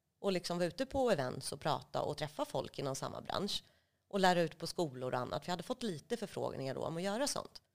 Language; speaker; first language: Swedish; native; Swedish